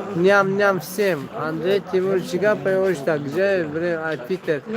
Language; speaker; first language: Russian; non-native, local second language; Tajik